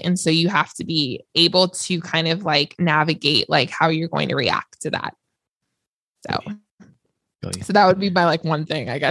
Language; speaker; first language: English; native; English